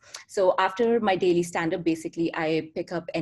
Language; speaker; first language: English; non-native, local second language; Hindi